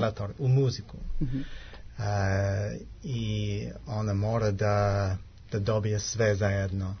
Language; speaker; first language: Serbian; non-native, learner; English